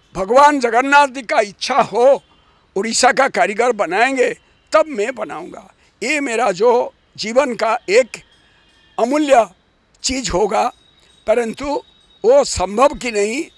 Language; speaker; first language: Hindi; non-native, local second language; Odia